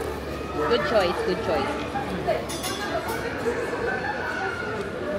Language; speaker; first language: English; non-native, local second language; Filipino